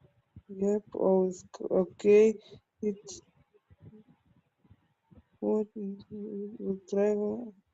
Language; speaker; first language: English; non-native, fluent; Ukrainian